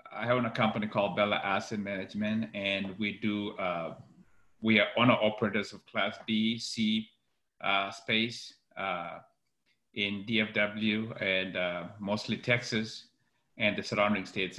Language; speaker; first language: English; non-native, local second language; Kalenjin